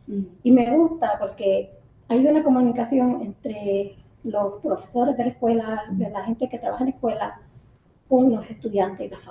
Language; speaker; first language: Spanish; early bilingual, heritage; Spanish